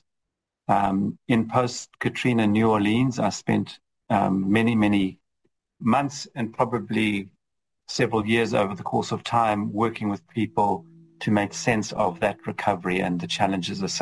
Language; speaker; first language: English; native; English